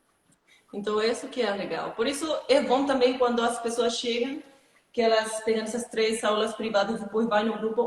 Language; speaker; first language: Portuguese; non-native, fluent; Spanish